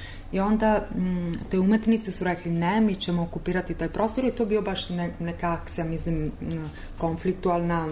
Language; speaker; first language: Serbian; non-native, learner; Italian